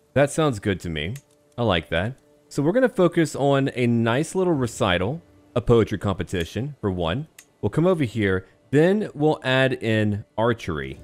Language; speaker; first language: English; native; English